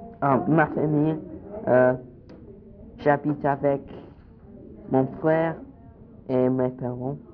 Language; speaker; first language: French; non-native, learner; English